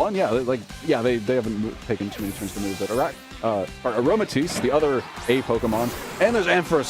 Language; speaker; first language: English; native; English